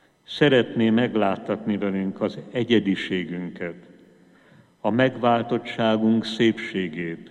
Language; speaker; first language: Hungarian; native; Hungarian